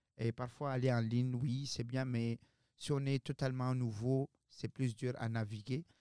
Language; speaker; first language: French; non-native, local second language; Arabic